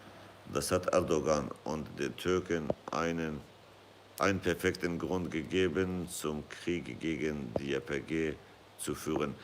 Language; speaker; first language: German; non-native, fluent; Kurdish